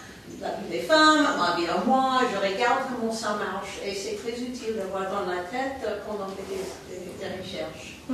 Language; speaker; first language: French; non-native, fluent; English